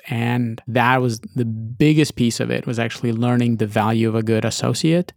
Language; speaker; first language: English; early bilingual, other home language; Russian